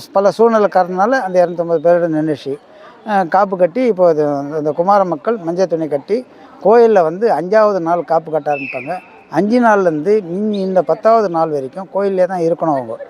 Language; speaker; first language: Tamil; native; Tamil